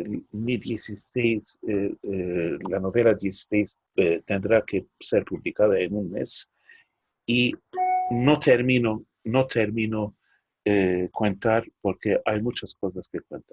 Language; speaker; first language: Spanish; early bilingual, heritage; Turkish